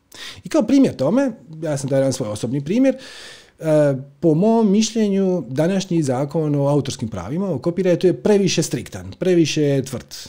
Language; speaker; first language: Croatian; native; Croatian